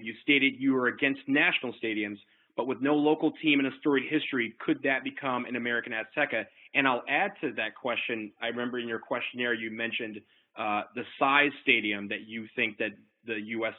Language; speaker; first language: English; native; English